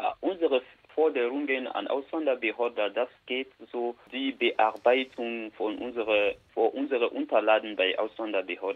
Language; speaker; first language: German; non-native, learner; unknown